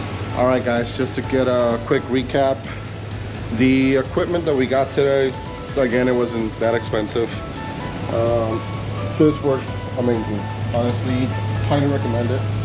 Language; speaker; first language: English; native; English